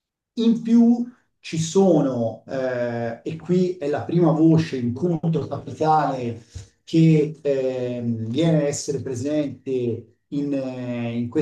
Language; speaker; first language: Italian; native; Italian